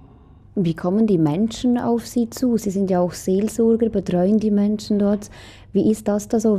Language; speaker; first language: German; native; German